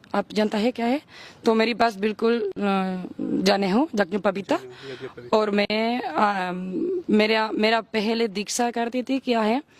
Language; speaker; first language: Hindi; non-native, learner; Spanish